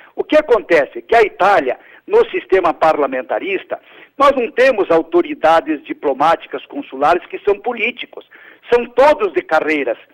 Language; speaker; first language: Portuguese; early bilingual, other home language; Italian